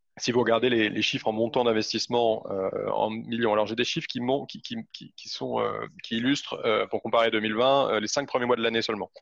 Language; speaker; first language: French; native; French